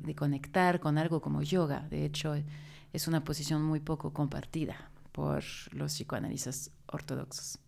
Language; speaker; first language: Spanish; non-native, fluent; French